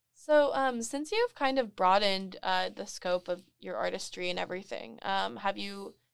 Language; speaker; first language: English; native; English